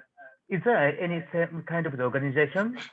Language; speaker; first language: English; non-native, learner; Japanese